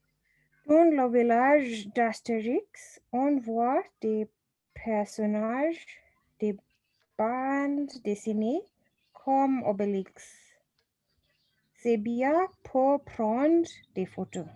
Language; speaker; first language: French; non-native, learner; English